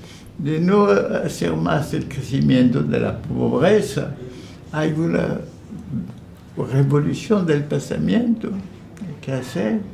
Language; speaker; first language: Spanish; non-native, fluent; French